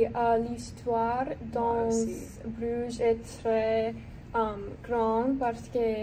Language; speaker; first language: French; non-native, learner; English